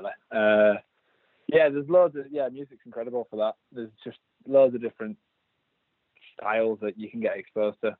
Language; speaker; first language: English; native; English